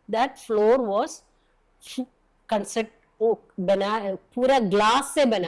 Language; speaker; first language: Hindi; non-native, local second language; Malayalam